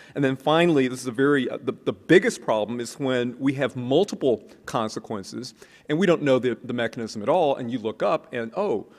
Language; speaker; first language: English; native; English